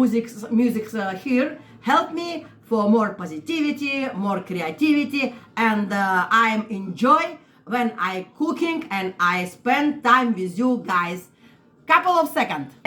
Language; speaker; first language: English; non-native, learner; Russian